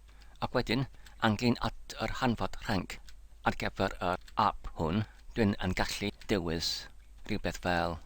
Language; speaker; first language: Welsh; non-native, learner; English